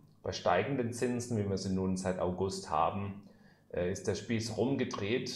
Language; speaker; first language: German; native; German